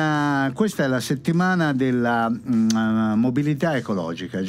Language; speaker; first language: Italian; native; Italian